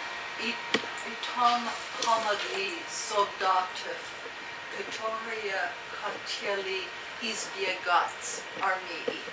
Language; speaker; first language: Russian; non-native, learner; English